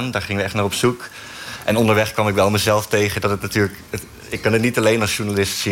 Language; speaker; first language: Dutch; native; Dutch